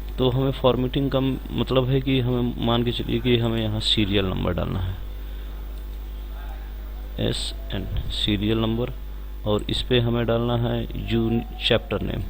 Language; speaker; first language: Hindi; native; Hindi